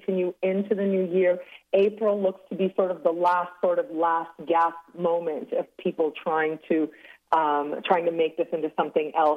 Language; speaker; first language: English; native; English